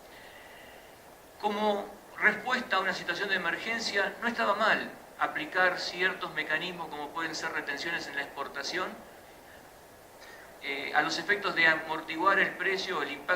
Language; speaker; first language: Spanish; native; Spanish